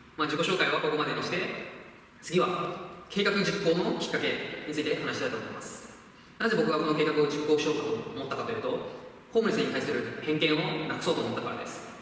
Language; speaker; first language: Japanese; native; Japanese